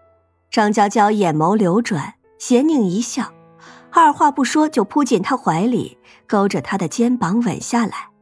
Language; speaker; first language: Chinese; native; Chinese